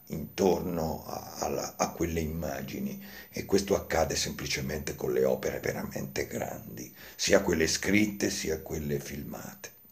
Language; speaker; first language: Italian; native; Italian